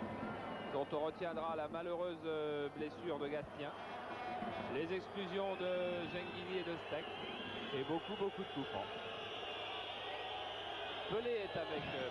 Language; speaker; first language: French; native; French